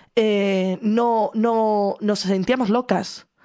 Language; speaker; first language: Spanish; native; Spanish